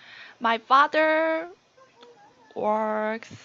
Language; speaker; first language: English; non-native, learner; Korean